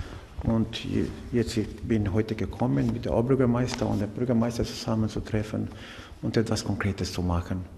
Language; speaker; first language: German; non-native, learner; Macedonian